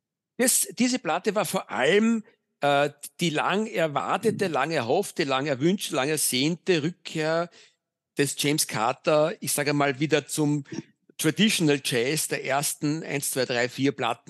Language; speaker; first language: German; native; German